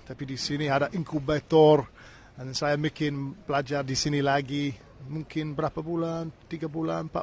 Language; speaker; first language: Indonesian; non-native, learner; English